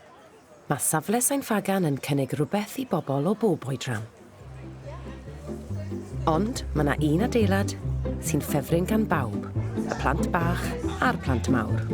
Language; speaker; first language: Welsh; native; Welsh